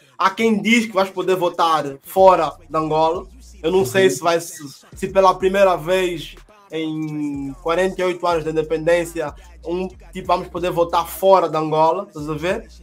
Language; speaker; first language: Portuguese; native; Portuguese